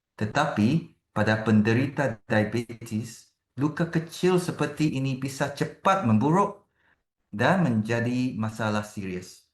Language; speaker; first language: Malay; non-native, local second language; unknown